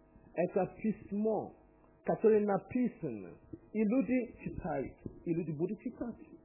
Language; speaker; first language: Russian; non-native, learner; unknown